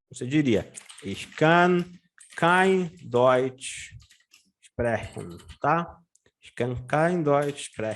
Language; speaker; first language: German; non-native, fluent; Portuguese